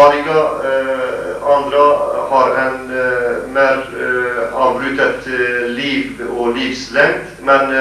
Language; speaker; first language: Swedish; non-native, fluent; Kurdish